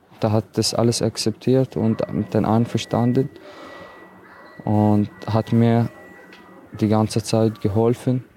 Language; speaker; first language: German; non-native, learner; Arabic